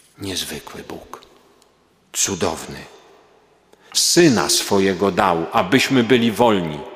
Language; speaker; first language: Polish; native; Polish